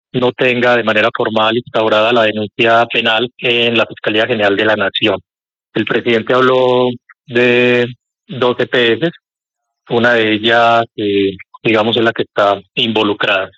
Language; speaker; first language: Spanish; native; Spanish